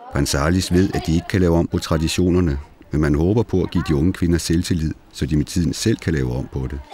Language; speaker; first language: Danish; native; Danish